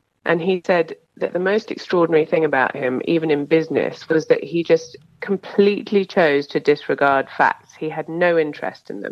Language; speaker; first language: English; native; English